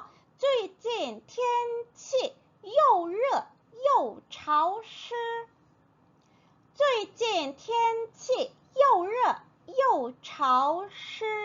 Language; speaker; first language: Chinese; non-native, fluent; Korean